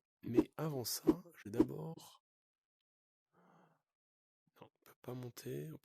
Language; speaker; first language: French; native; French